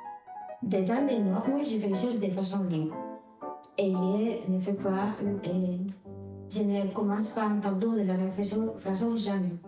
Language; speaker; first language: French; non-native, fluent; Spanish